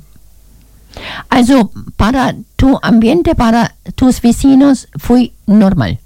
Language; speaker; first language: Spanish; non-native, learner; German